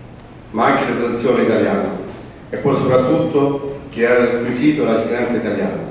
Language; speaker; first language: Italian; native; Italian